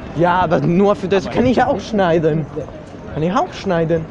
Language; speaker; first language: German; non-native, learner; Italian